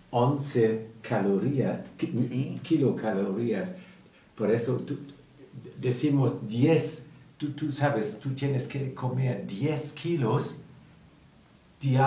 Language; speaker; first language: Spanish; non-native, learner; German